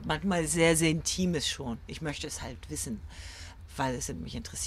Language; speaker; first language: German; early bilingual, other home language; French